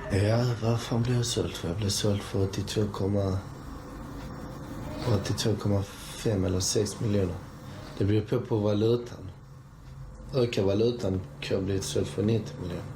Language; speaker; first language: Swedish; early bilingual, other home language; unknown